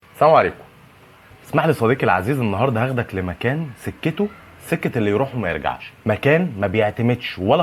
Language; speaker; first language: Arabic; native; Arabic